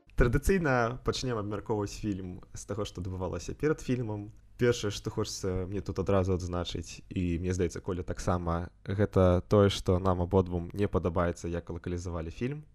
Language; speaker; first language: Belarusian; non-native, local second language; Russian